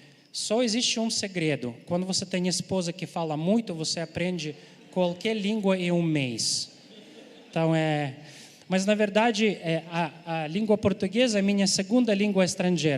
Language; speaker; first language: Portuguese; non-native, fluent; Ukrainian